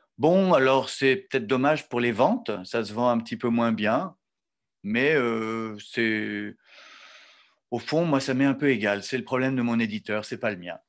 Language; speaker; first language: French; native; French